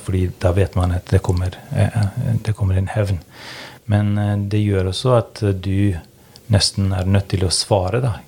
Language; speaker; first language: Norwegian; non-native, fluent; Albanian